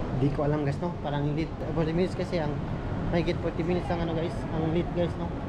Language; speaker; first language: Filipino; native; Filipino